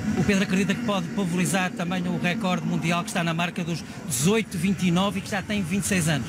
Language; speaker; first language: Portuguese; native; Portuguese